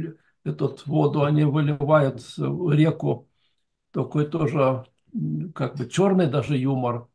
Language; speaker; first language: Russian; non-native, fluent; Lithuanian